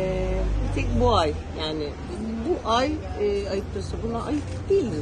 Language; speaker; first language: Turkish; native; Turkish